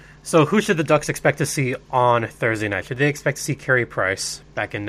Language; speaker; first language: English; native; English